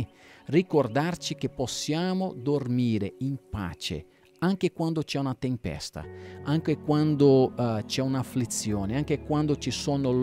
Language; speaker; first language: Italian; non-native, fluent; Portuguese